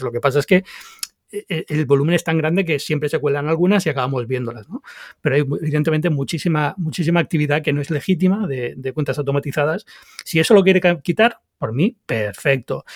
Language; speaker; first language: Spanish; native; Spanish